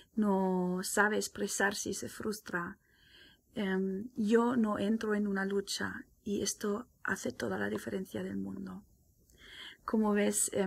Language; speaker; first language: Spanish; non-native, fluent; German